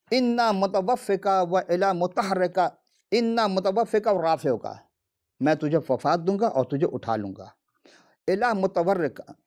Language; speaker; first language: Urdu; native; Urdu